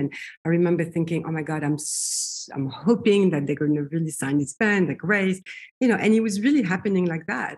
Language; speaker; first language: English; non-native, fluent; French